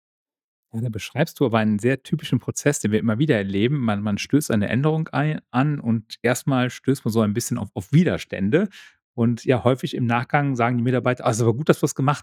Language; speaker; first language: German; native; German